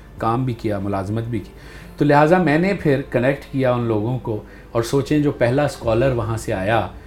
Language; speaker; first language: Urdu; native; Urdu